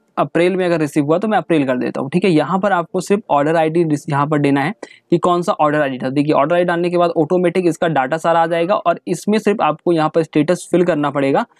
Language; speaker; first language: Hindi; native; Hindi